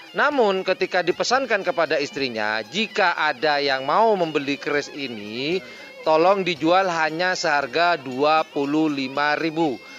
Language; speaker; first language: Indonesian; non-native, local second language; Madurese